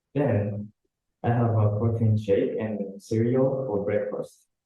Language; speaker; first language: English; non-native, learner; Japanese